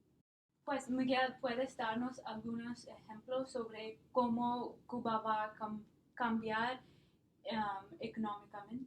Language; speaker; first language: Spanish; non-native, learner; English